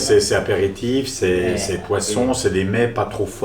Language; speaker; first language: French; native; French